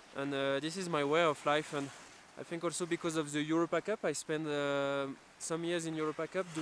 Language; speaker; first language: English; non-native, learner; French